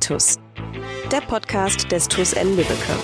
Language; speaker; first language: German; native; German